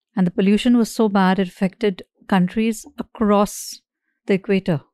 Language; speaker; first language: English; non-native, local second language; Hindi